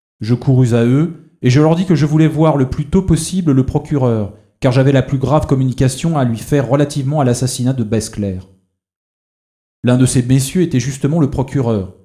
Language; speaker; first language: French; native; French